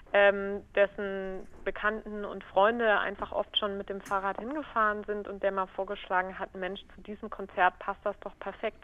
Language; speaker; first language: German; native; German